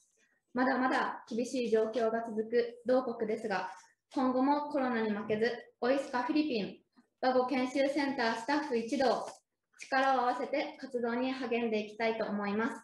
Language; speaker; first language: Japanese; native; Japanese